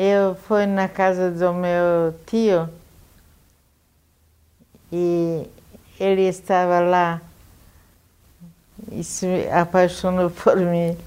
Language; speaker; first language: Portuguese; non-native, fluent; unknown